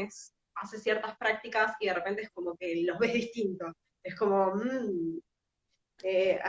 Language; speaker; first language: Spanish; native; Spanish